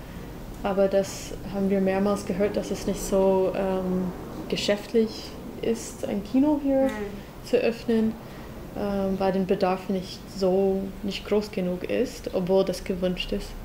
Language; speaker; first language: German; non-native, fluent; English